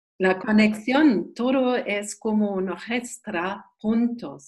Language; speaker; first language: Spanish; non-native, learner; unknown